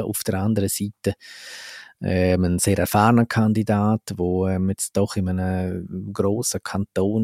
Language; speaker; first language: German; native; German